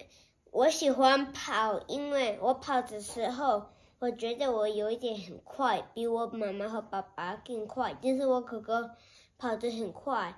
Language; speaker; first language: Chinese; early bilingual, heritage; Chinese